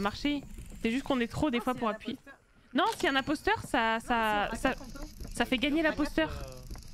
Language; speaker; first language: French; native; French